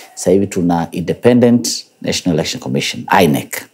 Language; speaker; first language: English; non-native, local second language; Swahili